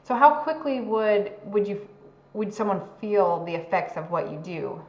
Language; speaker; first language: English; native; English